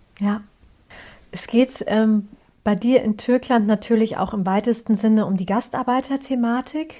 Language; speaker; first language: German; early bilingual, other home language; Turkish